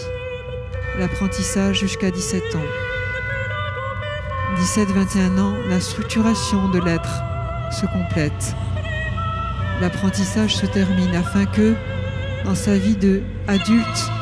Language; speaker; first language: French; native; French